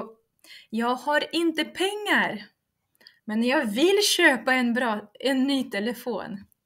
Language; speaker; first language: Swedish; non-native, fluent; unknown